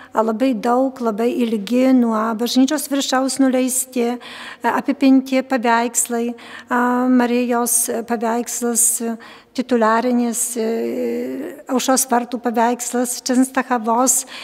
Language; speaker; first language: Lithuanian; native; Lithuanian